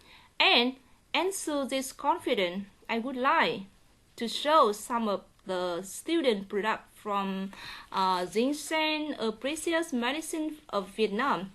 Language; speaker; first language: English; non-native, learner; Vietnamese